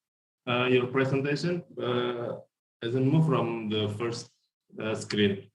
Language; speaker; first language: English; non-native, learner; Indonesian